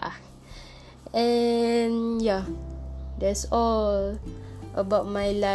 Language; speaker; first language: English; non-native, local second language; Malay